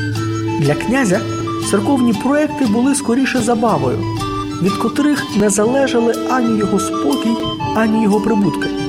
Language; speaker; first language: Ukrainian; native; Ukrainian